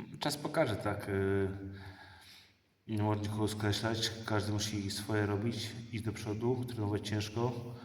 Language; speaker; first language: Polish; early bilingual, heritage; Polish